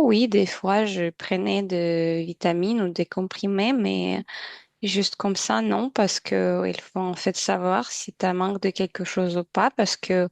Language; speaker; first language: French; non-native, learner; Ukrainian